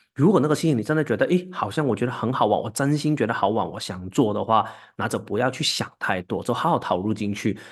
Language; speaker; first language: Chinese; non-native, local second language; Cantonese